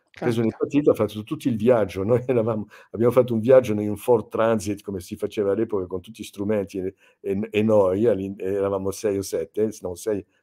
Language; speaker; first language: Italian; non-native, fluent; French